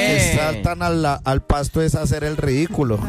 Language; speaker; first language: Spanish; native; Spanish